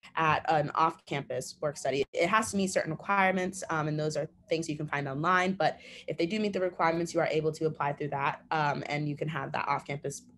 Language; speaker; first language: English; native; English